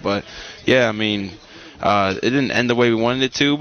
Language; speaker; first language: English; native; English